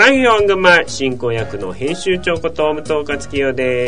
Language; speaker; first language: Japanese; native; Japanese